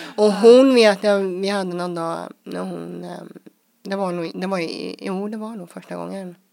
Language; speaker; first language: Swedish; early bilingual, other home language; English